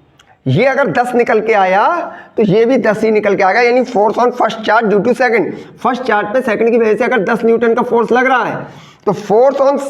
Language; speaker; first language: Hindi; native; Hindi